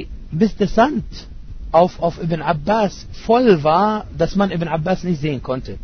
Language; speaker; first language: German; non-native, fluent; Arabic